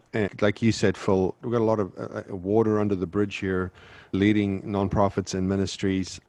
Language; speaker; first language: English; native; English